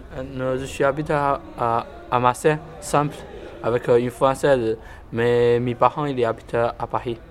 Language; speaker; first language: French; non-native, learner; Chinese